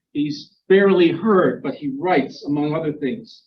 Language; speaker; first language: English; non-native, fluent; Ukrainian